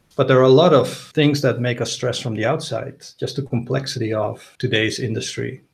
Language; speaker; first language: English; non-native, fluent; Dutch